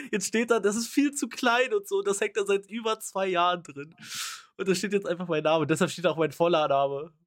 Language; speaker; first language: German; native; German